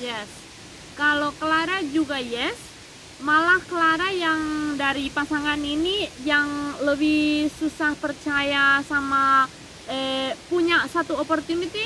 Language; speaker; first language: Indonesian; non-native, fluent; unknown